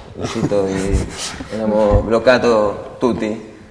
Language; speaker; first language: Italian; non-native, learner; Spanish